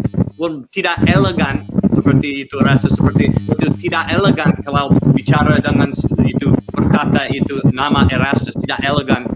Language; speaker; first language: Indonesian; non-native, learner; English